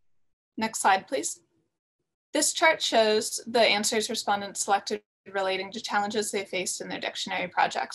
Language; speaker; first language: English; native; English